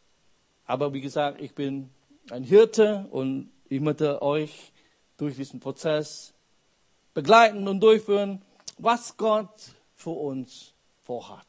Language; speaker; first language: German; non-native, fluent; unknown